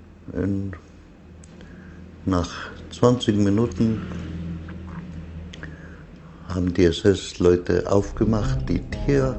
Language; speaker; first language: German; non-native, learner; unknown